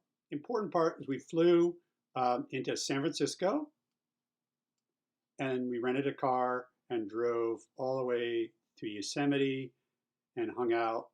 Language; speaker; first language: English; native; English